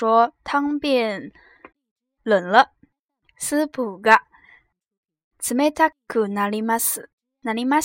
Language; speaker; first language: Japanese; non-native, fluent; Chinese